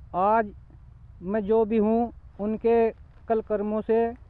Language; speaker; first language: Hindi; native; Hindi